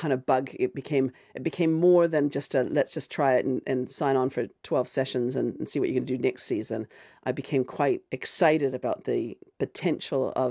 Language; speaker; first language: English; native; English